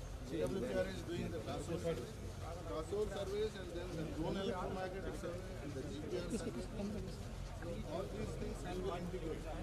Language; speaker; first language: English; non-native, local second language; Telugu